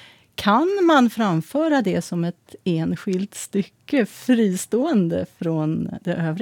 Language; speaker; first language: Swedish; native; Swedish